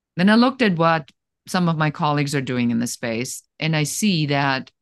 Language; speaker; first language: English; non-native, fluent; German